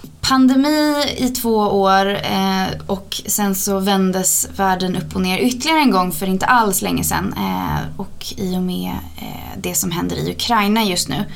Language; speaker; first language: Swedish; native; Swedish